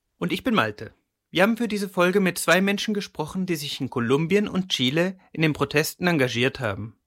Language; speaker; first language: German; native; German